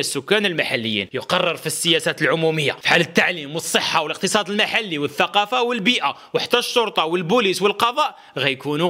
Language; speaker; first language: Arabic; native; Arabic